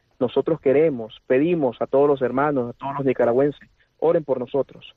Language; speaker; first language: Spanish; native; Spanish